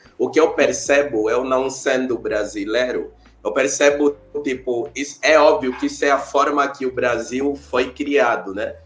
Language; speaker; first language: Portuguese; early bilingual, other home language; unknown